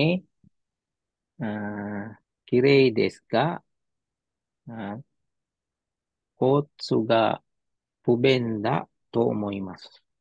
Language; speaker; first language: Japanese; non-native, learner; Sinhala